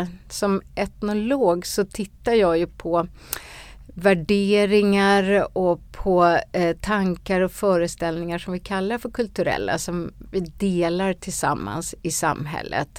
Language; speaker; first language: Swedish; native; Swedish